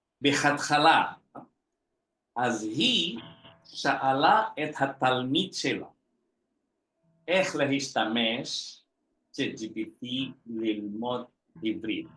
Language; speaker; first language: Hebrew; non-native, fluent; Indonesian